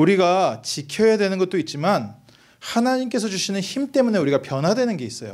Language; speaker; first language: Korean; native; Korean